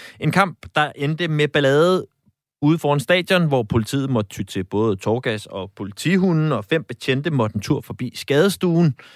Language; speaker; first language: Danish; native; Danish